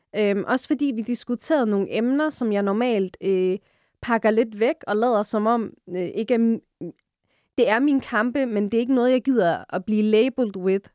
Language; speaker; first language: Danish; early bilingual, other home language; Arabic